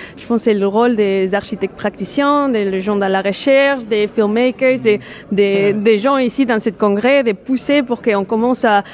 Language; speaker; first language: French; non-native, fluent; Spanish